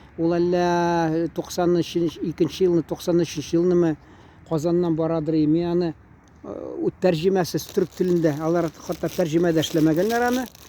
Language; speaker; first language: Tatar; native; Tatar